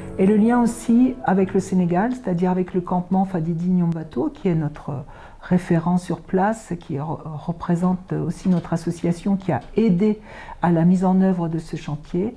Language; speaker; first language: French; native; French